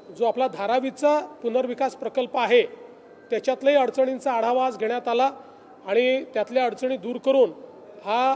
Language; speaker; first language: Marathi; native; Marathi